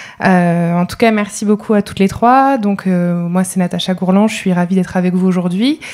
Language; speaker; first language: French; native; French